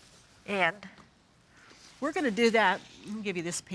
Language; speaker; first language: English; native; English